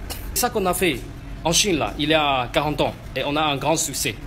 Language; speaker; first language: French; non-native, fluent; Chinese